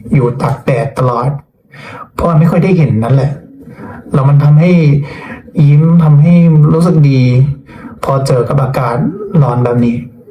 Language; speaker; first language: Thai; non-native, fluent; English